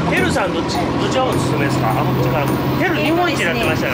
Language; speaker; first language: Japanese; native; Japanese